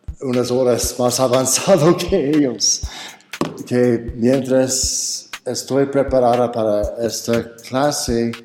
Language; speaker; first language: Spanish; non-native, fluent; English